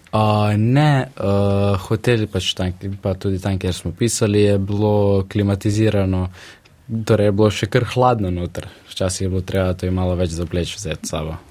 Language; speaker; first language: Slovenian; early bilingual, other home language; Russian